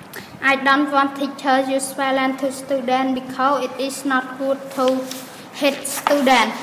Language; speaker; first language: English; non-native, learner; Khmer